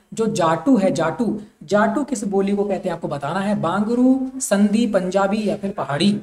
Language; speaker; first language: Hindi; native; Hindi